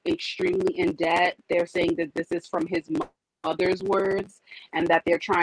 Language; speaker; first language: English; native; English